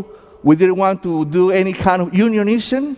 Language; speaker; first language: English; non-native, fluent; Spanish